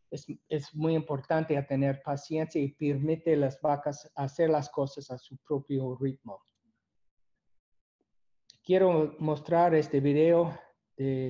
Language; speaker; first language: Spanish; non-native, learner; English